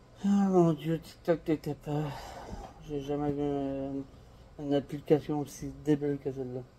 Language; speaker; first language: French; native; French